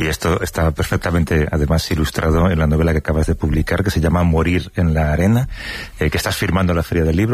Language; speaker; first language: Spanish; native; Spanish